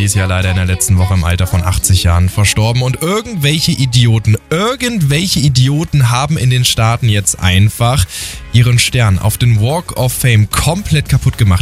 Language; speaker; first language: German; native; German